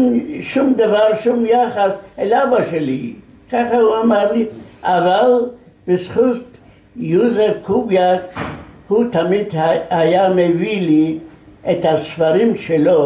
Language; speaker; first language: Hebrew; non-native, fluent; Yiddish